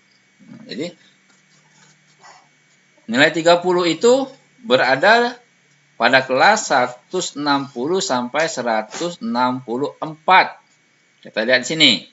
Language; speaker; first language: Indonesian; native; Indonesian